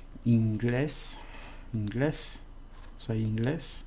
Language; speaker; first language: Spanish; non-native, learner; English